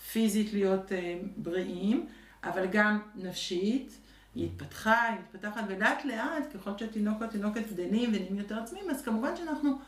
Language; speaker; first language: Hebrew; early bilingual, other home language; French